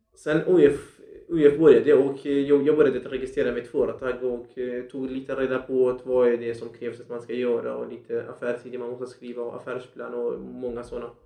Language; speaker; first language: Swedish; non-native, fluent; Central Kurdish